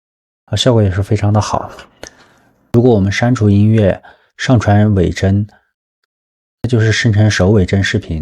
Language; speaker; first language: Chinese; native; Chinese